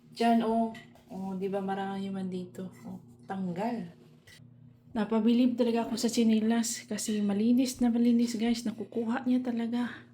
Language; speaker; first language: Filipino; non-native, local second language; Cebuano